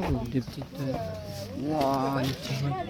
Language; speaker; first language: French; native; French